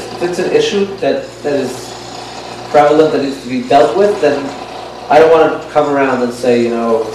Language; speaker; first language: English; non-native, fluent; Yiddish